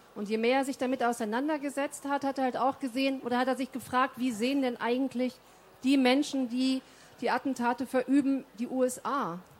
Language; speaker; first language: German; native; German